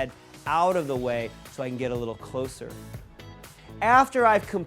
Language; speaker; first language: English; native; English